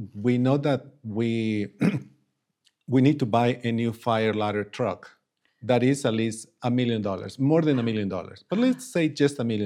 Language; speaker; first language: English; non-native, fluent; Spanish